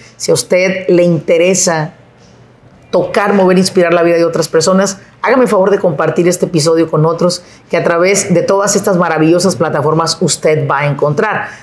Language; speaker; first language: Spanish; native; Spanish